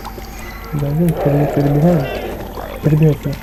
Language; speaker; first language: Russian; native; Russian